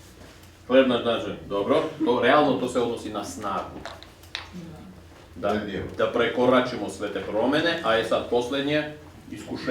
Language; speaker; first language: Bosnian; non-native, fluent; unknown